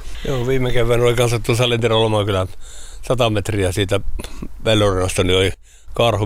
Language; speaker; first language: Finnish; native; Finnish